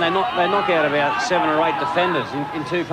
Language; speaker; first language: English; native; English